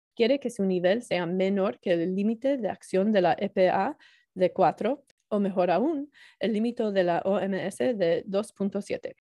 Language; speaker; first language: Spanish; non-native, learner; English